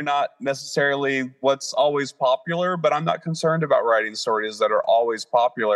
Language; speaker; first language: English; native; English